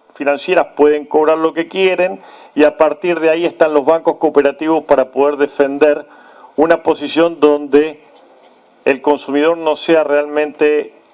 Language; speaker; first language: Spanish; native; Spanish